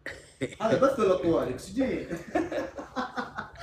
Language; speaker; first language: Arabic; native; Arabic